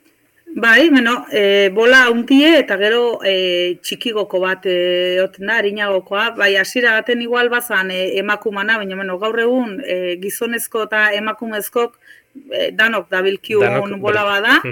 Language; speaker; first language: Basque; native; Basque